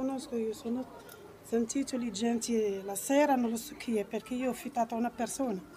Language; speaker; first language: Italian; non-native, learner; Arabic